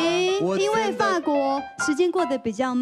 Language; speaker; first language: Chinese; native; Chinese